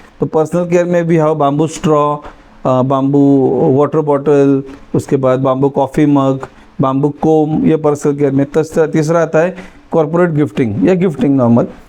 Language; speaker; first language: Hindi; non-native, local second language; Marathi